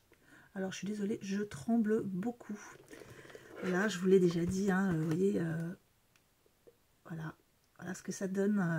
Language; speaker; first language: French; native; French